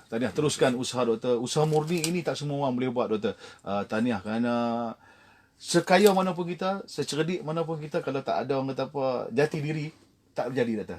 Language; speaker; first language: Malay; native; Malay